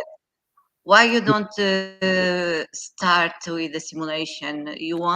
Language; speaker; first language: English; non-native, fluent; Portuguese